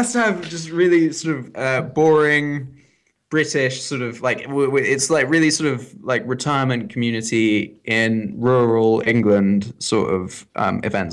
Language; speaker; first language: English; native; English